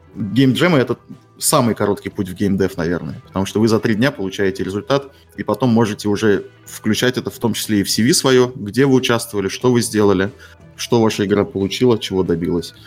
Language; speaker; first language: Russian; native; Russian